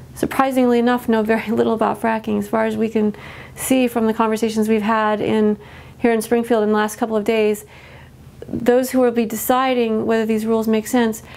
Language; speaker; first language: English; native; English